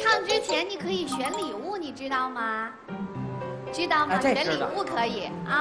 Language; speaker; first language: Chinese; native; Chinese